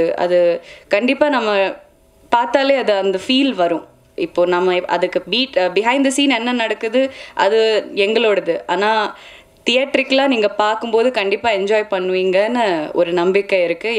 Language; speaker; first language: Tamil; non-native, local second language; Malayalam